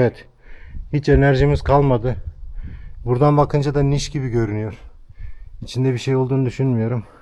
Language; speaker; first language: Turkish; native; Turkish